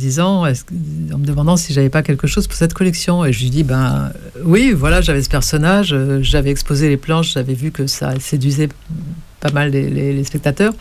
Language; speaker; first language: French; native; French